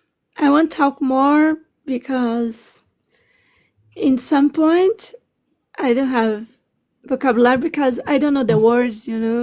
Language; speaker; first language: English; non-native, learner; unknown